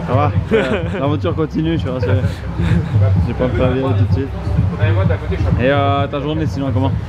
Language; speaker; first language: French; native; French